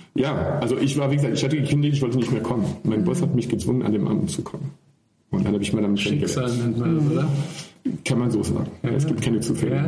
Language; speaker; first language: German; non-native, fluent; French